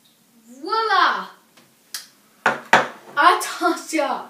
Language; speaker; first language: French; non-native, learner; English